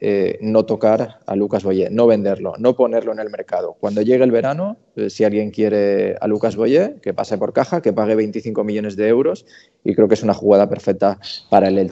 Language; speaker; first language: Spanish; native; Spanish